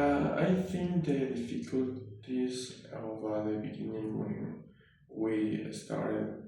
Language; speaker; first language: English; non-native, learner; Spanish